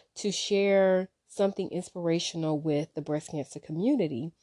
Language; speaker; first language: English; native; English